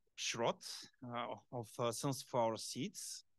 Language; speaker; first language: English; non-native, fluent; Bulgarian